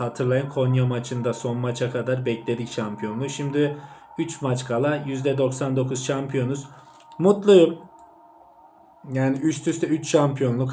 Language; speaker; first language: Turkish; native; Turkish